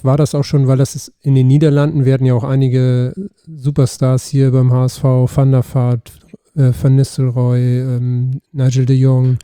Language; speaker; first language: German; native; German